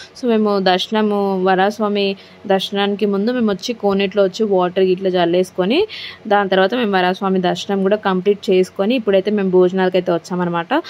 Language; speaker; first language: Telugu; non-native, local second language; Lambadi